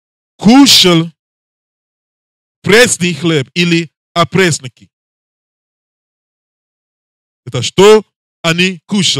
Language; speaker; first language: Russian; non-native, learner; English